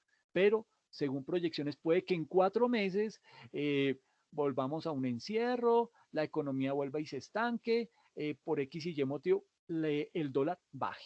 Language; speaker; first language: Spanish; native; Spanish